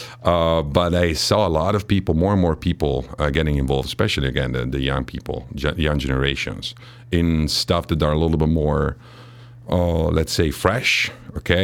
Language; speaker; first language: English; non-native, fluent; Italian